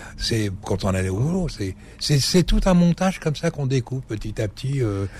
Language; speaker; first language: French; early bilingual, other home language; Arabic